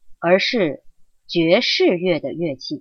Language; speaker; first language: Chinese; non-native, learner; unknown